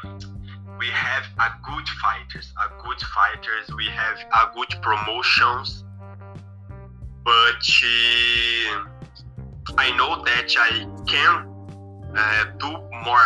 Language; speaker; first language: English; non-native, learner; Portuguese